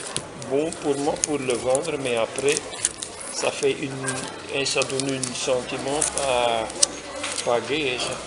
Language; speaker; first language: French; non-native, local second language; Dutch